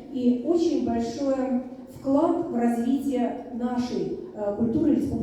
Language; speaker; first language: Russian; native; Russian